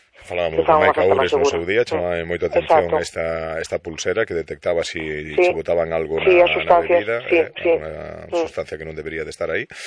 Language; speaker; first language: Galician; native; Galician